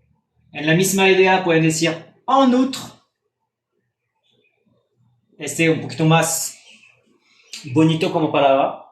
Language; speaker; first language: Spanish; non-native, fluent; French